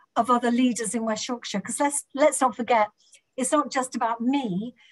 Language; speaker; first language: English; native; English